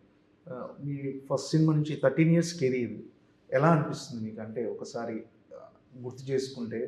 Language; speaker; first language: Telugu; native; Telugu